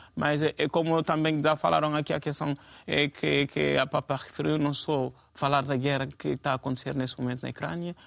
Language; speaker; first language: Portuguese; non-native, fluent; Fula